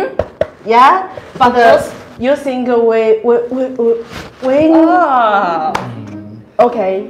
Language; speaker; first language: English; non-native, learner; Chinese